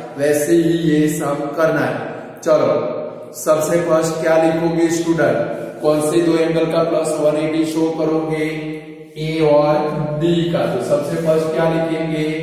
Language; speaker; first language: Hindi; non-native, local second language; Gujarati